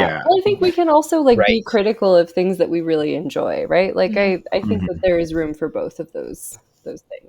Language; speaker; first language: English; native; English